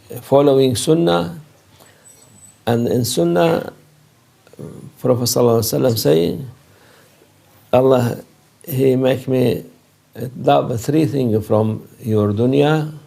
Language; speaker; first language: English; non-native, learner; Turkish